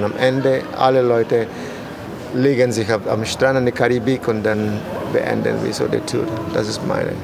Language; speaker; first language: German; non-native, learner; Spanish